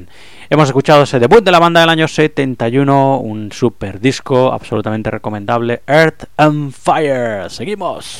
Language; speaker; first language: Spanish; native; Spanish